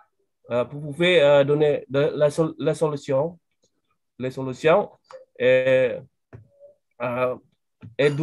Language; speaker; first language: French; non-native, learner; Indonesian